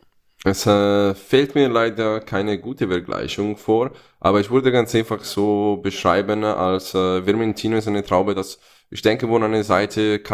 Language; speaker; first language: German; non-native, fluent; Italian